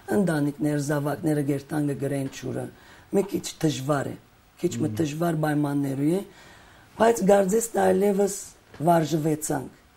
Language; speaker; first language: Armenian; early bilingual, heritage; Armenian